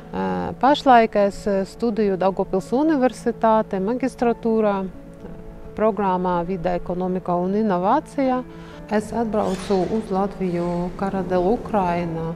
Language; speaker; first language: Latvian; non-native, fluent; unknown